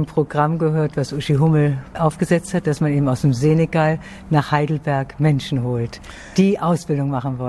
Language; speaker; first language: German; native; German